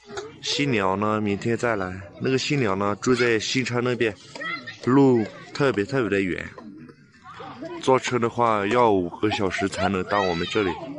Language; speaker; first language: Chinese; non-native, local second language; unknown